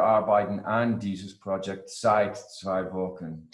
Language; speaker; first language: German; non-native, learner; English